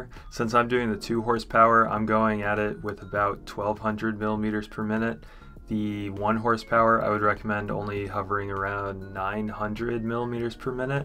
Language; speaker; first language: English; native; English